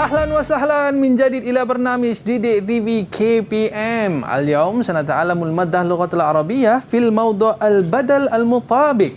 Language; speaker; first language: Arabic; non-native, learner; Malay